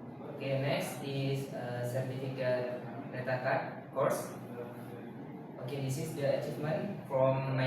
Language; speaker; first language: English; non-native, learner; Indonesian